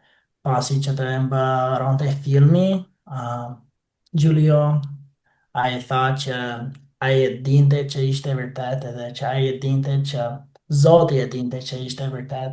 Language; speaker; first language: Albanian; non-native, fluent; English